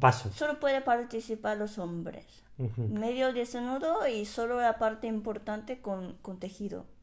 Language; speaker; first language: Spanish; non-native, fluent; Japanese